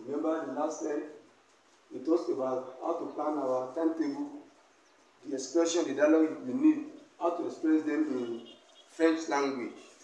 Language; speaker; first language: English; non-native, local second language; Yoruba